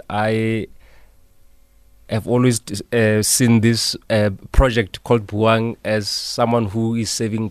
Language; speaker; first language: English; non-native, local second language; Southern Sotho